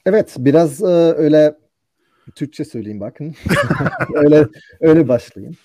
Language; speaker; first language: Turkish; non-native, fluent; German